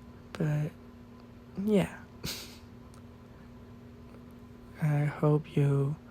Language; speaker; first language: English; non-native, fluent; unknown